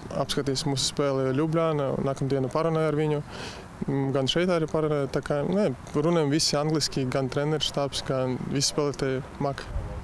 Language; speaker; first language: Latvian; non-native, local second language; Russian